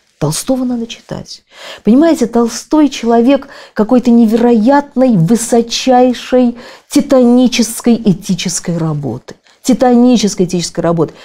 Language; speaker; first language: Russian; native; Russian